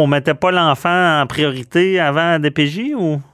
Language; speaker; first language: French; native; French